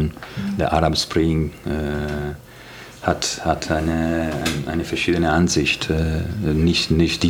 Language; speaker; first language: German; non-native, fluent; Italian